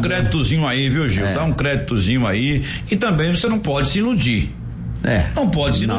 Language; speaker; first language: Portuguese; native; Portuguese